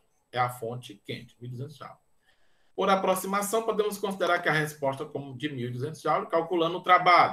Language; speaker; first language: Portuguese; native; Portuguese